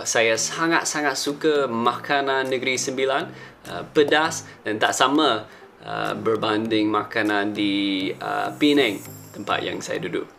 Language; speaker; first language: Indonesian; non-native, fluent; English